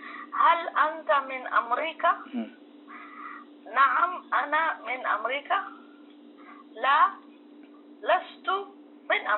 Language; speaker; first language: Arabic; non-native, learner; Tigrinya